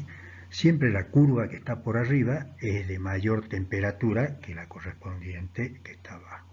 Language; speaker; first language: Spanish; native; Spanish